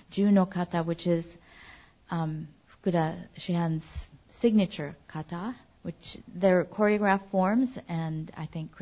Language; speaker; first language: English; early bilingual, other home language; Japanese